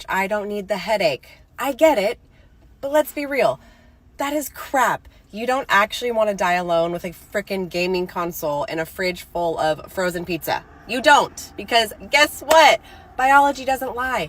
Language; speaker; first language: English; native; English